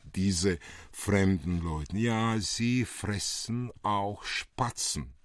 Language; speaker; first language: German; early bilingual, other home language; Italian